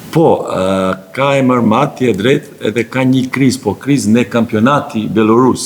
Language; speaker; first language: Albanian; non-native, learner; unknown